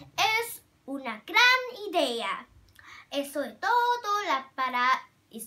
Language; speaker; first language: Spanish; non-native, learner; Vietnamese